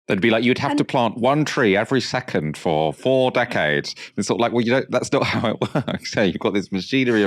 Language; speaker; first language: English; native; English